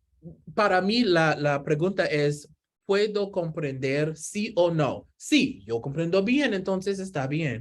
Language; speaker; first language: Spanish; non-native, learner; English